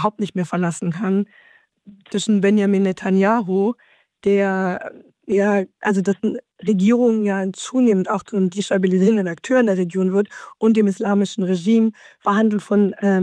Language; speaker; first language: German; native; German